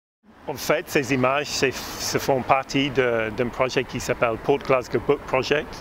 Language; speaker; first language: French; non-native, fluent; English